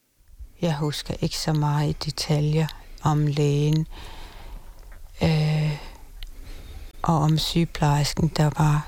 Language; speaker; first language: Danish; non-native, local second language; Kalaallisut